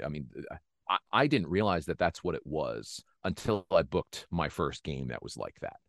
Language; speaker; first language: English; native; English